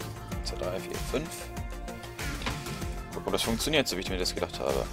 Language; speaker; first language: German; native; German